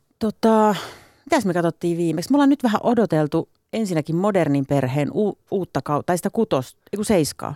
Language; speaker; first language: Finnish; native; Finnish